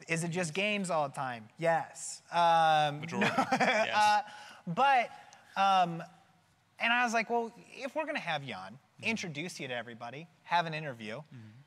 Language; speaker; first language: English; native; English